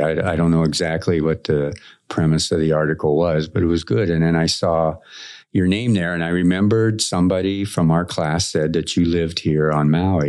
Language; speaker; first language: English; native; English